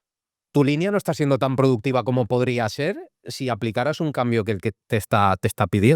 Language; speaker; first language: Spanish; native; Spanish